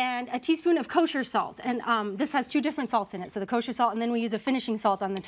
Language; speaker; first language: English; native; English